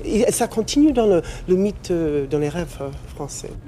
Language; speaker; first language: French; non-native, fluent; English